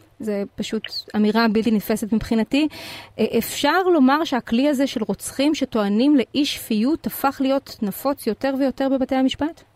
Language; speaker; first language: Hebrew; native; Hebrew